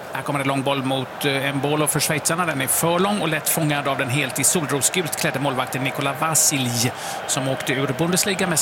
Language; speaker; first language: Swedish; native; Swedish